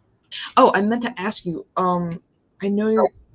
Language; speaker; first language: English; native; English